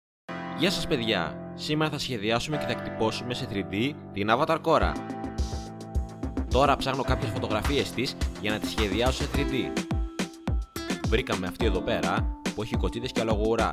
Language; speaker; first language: Greek; native; Greek